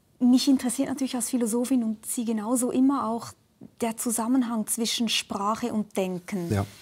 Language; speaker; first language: German; native; German